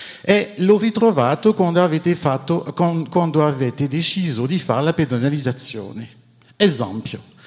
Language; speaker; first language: Italian; non-native, fluent; French